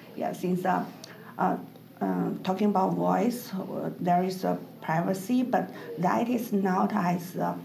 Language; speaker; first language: English; non-native, learner; Chinese